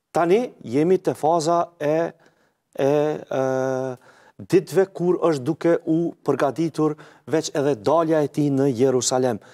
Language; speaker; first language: Albanian; native; Albanian